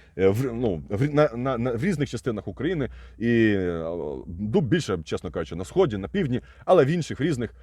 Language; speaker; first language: Ukrainian; non-native, local second language; Russian